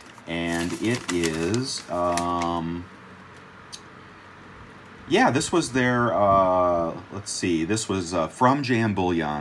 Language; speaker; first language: English; native; English